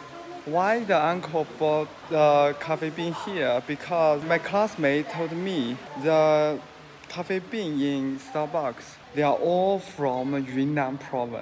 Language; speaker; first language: English; non-native, learner; Chinese